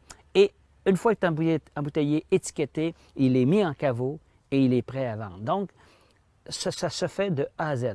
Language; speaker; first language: French; native; French